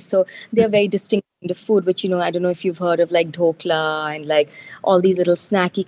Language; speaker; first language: English; non-native, local second language; Telugu